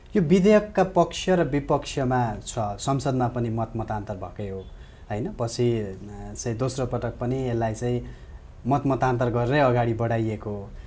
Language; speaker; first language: Nepali; native; Nepali